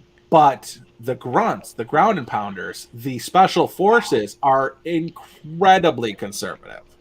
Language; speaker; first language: English; native; English